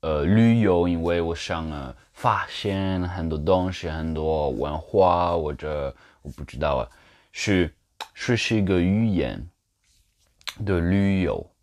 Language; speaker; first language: Chinese; non-native, learner; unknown